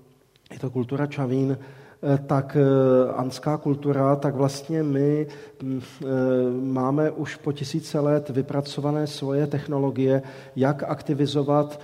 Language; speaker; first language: Czech; native; Czech